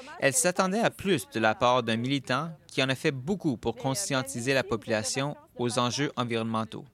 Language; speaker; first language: French; native; French